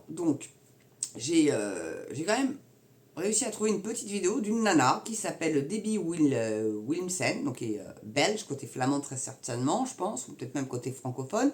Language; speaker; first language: French; native; French